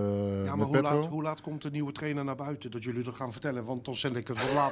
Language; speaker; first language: Dutch; native; Dutch